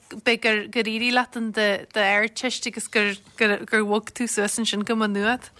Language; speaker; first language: Irish; native; Irish